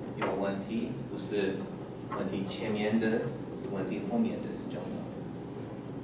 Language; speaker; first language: Chinese; non-native, learner; English